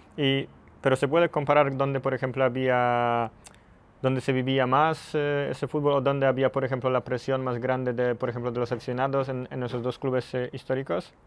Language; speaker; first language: Spanish; non-native, fluent; Polish